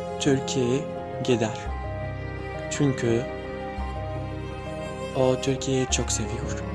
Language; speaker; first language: Turkish; non-native, learner; Arabic